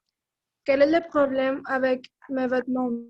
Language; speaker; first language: French; non-native, learner; Spanish